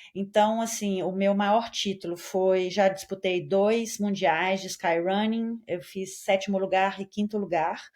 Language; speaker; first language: Portuguese; native; Portuguese